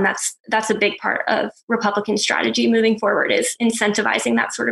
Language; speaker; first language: English; native; English